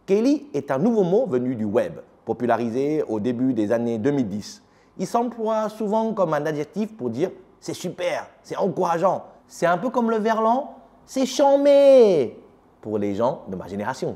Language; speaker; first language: French; native; French